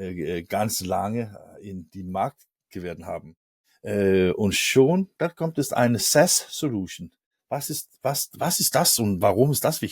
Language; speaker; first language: German; non-native, learner; Danish